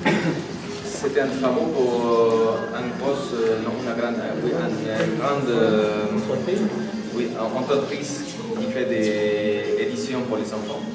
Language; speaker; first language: French; non-native, fluent; Spanish